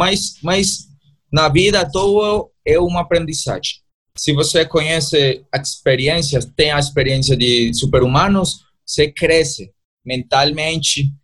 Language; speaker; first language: Portuguese; non-native, learner; Spanish